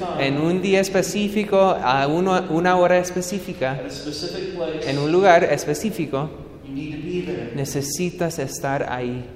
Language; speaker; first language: Spanish; non-native, fluent; English